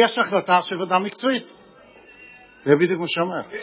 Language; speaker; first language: Hebrew; non-native, fluent; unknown